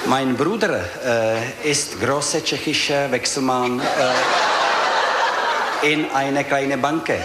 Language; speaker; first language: German; non-native, learner; Czech